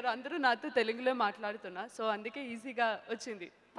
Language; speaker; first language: Telugu; non-native, learner; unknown